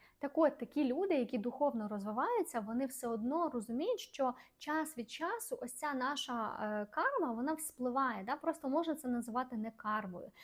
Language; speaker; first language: Ukrainian; non-native, local second language; Russian